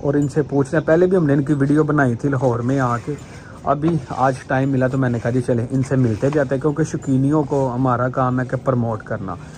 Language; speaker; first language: Urdu; non-native, local second language; Punjabi